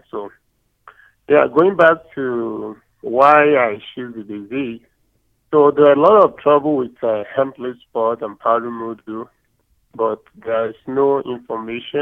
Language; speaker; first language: English; non-native, local second language; Yoruba